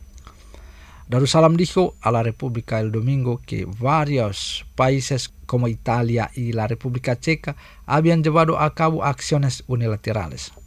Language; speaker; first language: Spanish; non-native, fluent; Indonesian